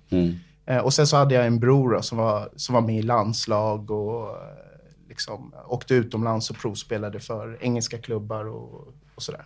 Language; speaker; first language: Swedish; early bilingual, other home language; English